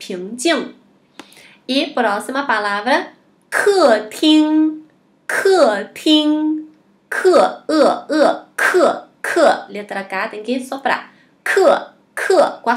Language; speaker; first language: Portuguese; non-native, fluent; Chinese